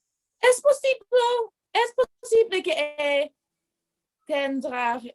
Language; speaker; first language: Spanish; non-native, learner; English